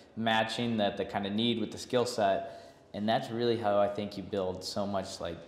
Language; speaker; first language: English; native; English